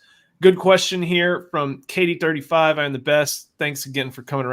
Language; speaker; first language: English; native; English